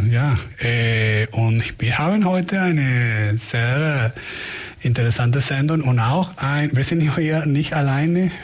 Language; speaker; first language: German; non-native, fluent; Spanish